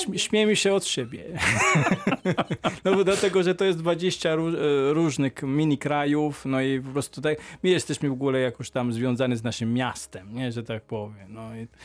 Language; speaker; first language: Polish; non-native, fluent; Italian